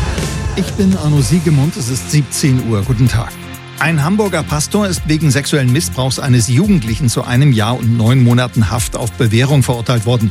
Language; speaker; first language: German; native; German